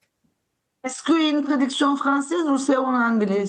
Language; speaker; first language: French; non-native, fluent; Turkish